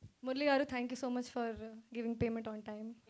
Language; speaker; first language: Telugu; non-native, fluent; Hindi